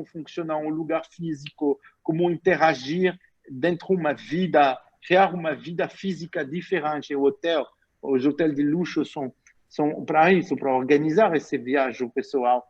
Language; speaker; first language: Portuguese; non-native, fluent; French